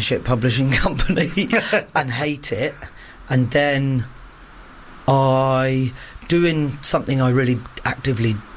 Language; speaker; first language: English; native; English